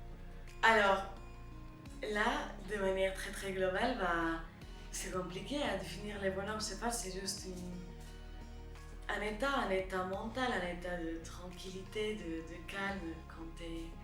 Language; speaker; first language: French; non-native, fluent; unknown